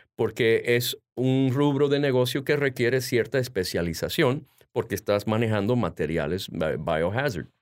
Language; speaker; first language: Spanish; early bilingual, heritage; Spanish